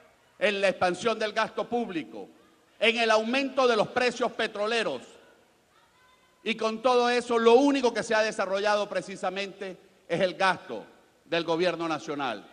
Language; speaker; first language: Spanish; native; Spanish